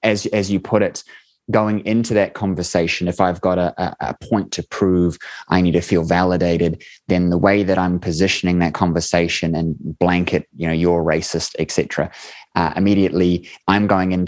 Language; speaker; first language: English; native; English